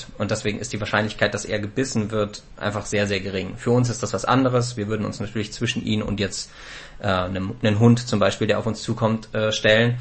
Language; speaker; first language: German; native; German